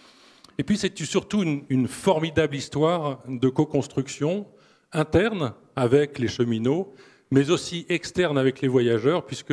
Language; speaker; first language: French; native; French